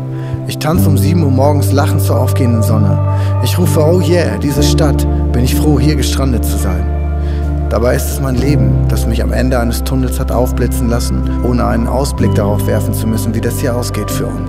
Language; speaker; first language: German; native; German